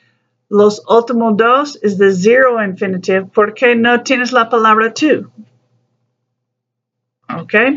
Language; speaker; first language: Spanish; non-native, learner; English